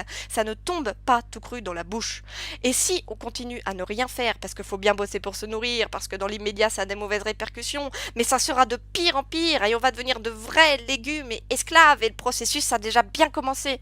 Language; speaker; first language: French; native; French